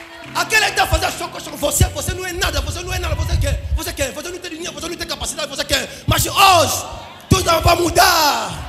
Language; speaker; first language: Portuguese; non-native, learner; Lingala